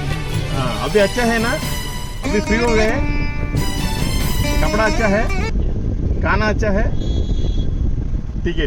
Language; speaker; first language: Hindi; non-native, local second language; Telugu